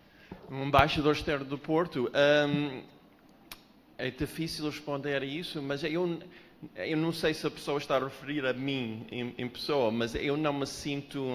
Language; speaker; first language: Portuguese; non-native, fluent; English